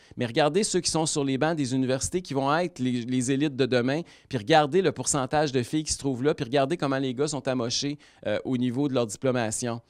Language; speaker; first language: French; native; French